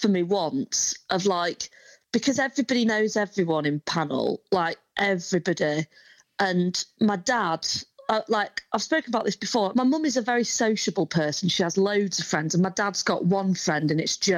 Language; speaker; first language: English; native; English